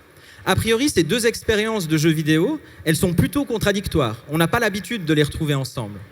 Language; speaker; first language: French; native; French